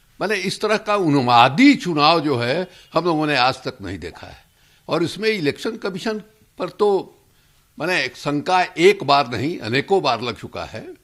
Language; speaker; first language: Hindi; native; Hindi